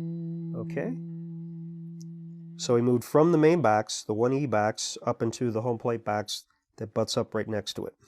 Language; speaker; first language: English; native; English